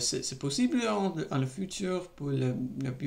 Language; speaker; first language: French; non-native, learner; English